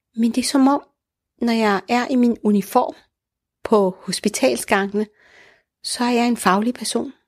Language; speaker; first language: Danish; early bilingual, other home language; Arabic